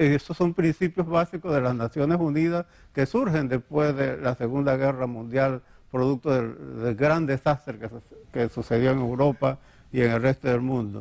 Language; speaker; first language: Spanish; native; Spanish